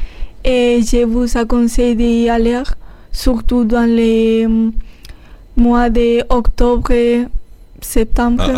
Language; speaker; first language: French; non-native, learner; Spanish